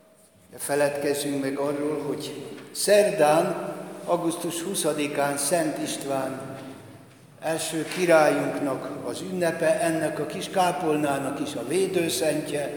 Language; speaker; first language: Hungarian; native; Hungarian